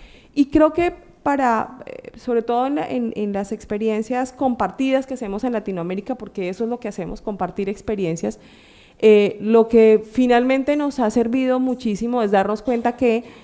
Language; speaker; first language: Spanish; native; Spanish